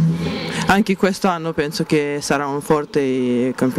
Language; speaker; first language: Italian; non-native, fluent; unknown